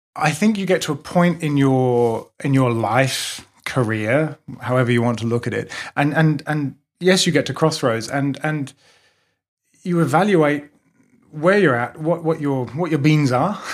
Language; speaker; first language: English; native; English